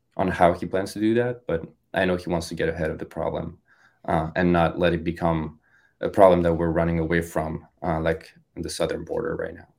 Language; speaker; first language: English; non-native, fluent; French